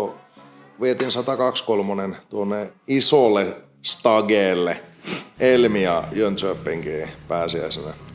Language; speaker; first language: Finnish; native; Finnish